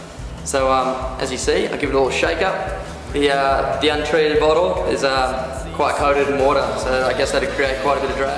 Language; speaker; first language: English; native; English